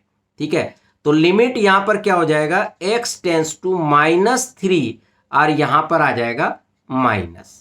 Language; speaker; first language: Hindi; native; Hindi